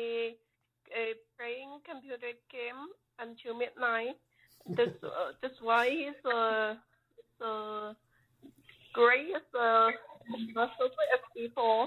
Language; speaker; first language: English; non-native, learner; Chinese